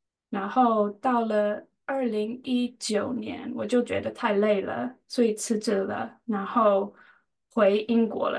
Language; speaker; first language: Chinese; non-native, fluent; English